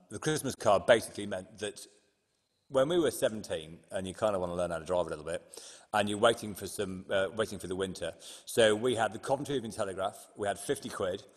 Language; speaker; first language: English; native; English